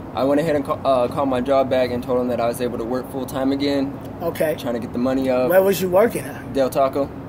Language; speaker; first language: English; native; English